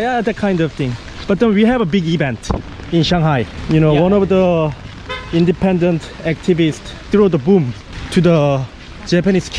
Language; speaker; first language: English; non-native, learner; Korean